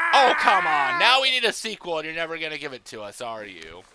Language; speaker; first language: English; native; English